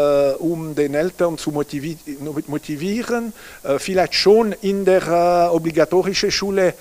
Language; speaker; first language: German; non-native, local second language; French